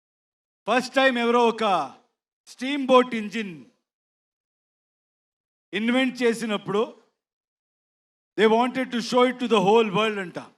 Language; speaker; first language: Telugu; non-native, learner; Kannada